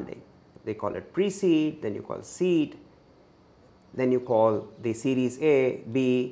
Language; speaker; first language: English; non-native, local second language; Malayalam